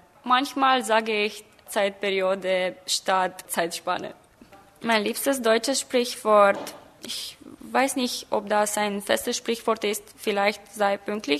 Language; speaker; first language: German; non-native, fluent; Romanian